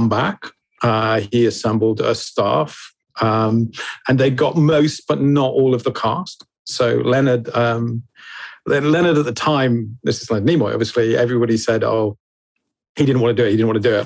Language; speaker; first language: English; native; English